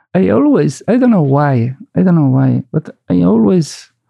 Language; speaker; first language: English; non-native, fluent; Spanish